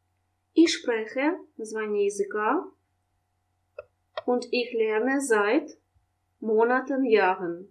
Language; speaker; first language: German; non-native, fluent; Russian